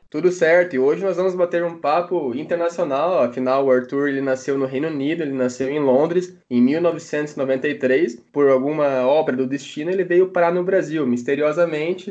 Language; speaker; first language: Portuguese; native; Portuguese